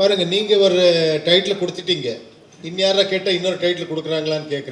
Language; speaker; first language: Tamil; non-native, learner; Kannada